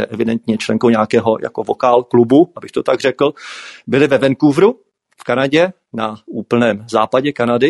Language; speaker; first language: Czech; native; Czech